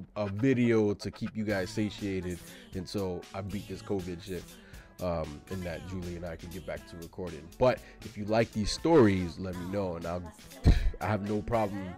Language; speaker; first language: English; native; English